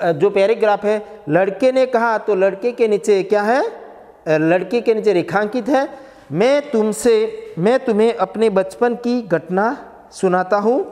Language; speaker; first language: Hindi; non-native, local second language; Gujarati